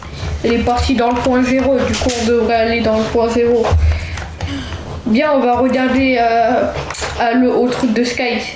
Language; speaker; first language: French; native; French